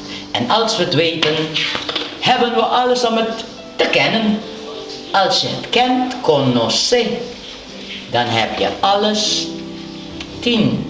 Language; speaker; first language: Dutch; non-native, local second language; Papiamento